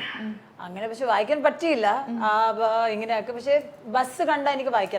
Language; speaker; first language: Malayalam; non-native, local second language; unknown